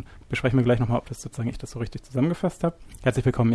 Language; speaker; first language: German; native; German